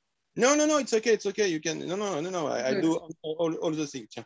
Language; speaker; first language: English; non-native, learner; French